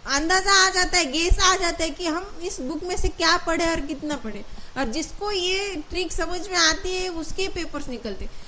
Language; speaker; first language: Hindi; non-native, local second language; Marathi